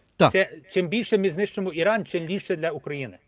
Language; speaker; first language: Ukrainian; early bilingual, heritage; Ukrainian